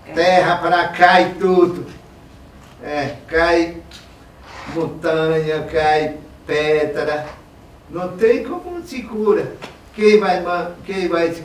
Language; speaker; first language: Portuguese; non-native, local second language; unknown